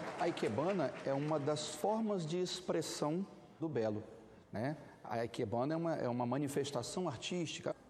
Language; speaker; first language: Portuguese; native; Portuguese